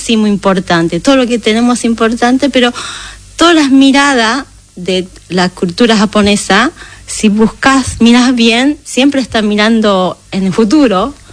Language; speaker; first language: Spanish; non-native, learner; Japanese